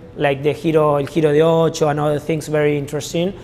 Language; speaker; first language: English; non-native, fluent; Spanish